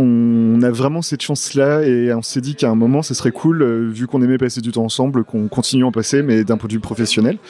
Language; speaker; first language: French; native; French